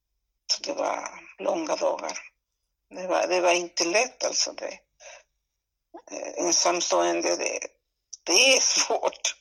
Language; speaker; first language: Swedish; non-native, fluent; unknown